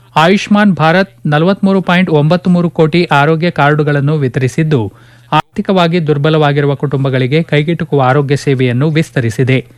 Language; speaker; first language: Kannada; native; Kannada